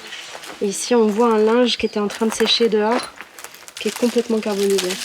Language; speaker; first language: French; native; French